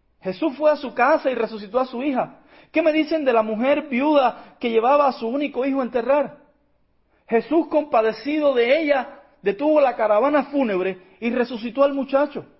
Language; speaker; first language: Spanish; native; Spanish